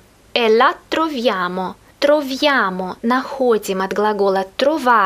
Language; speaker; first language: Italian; non-native, fluent; Russian